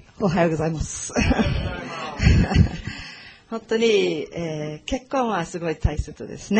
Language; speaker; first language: Japanese; non-native, learner; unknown